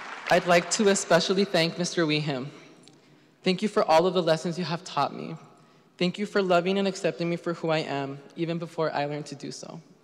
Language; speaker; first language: English; early bilingual, other home language; Spanish